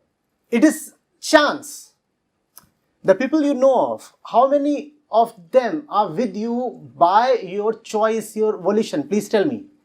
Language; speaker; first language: English; non-native, local second language; Hindi